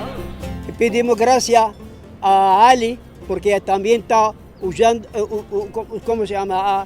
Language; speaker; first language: Spanish; non-native, learner; Arabic